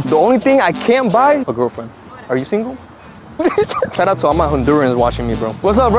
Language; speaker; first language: English; early bilingual, other home language; Spanish